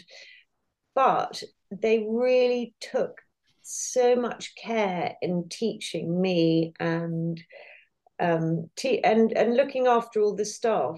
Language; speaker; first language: English; native; English